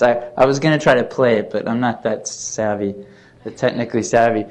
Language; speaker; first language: English; native; English